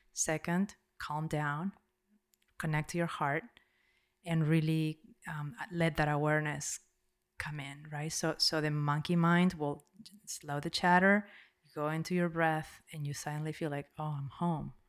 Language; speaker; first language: English; non-native, fluent; Spanish